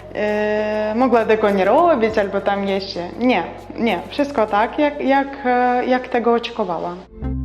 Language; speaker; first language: Polish; non-native, learner; Ukrainian